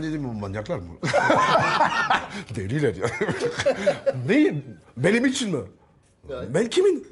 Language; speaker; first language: Turkish; non-native, learner; French